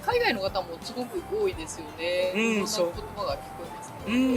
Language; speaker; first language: Japanese; native; Japanese